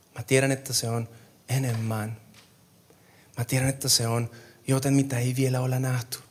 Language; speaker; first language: Finnish; non-native, fluent; Spanish